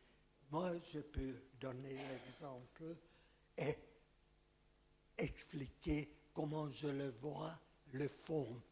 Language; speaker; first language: French; non-native, fluent; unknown